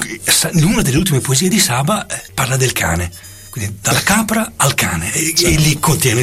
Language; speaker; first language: Italian; native; Italian